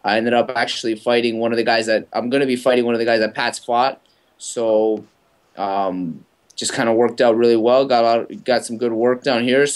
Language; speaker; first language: English; native; English